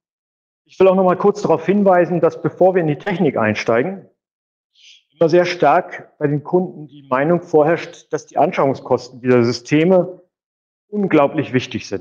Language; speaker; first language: German; native; German